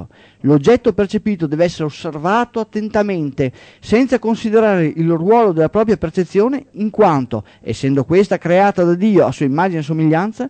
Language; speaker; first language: Italian; native; Italian